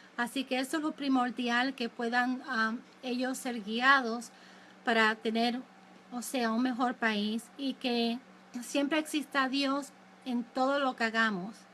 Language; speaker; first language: Spanish; early bilingual, other home language; English